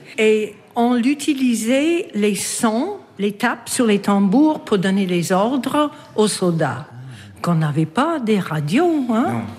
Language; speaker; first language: French; non-native, fluent; English